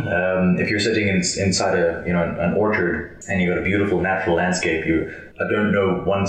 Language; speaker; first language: English; native; English